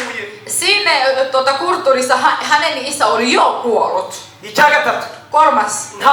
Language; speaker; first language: Finnish; non-native, learner; Kinyarwanda